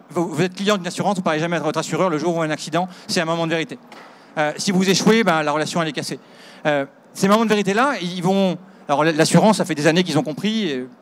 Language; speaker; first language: French; native; French